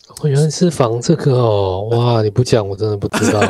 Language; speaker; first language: Chinese; native; Chinese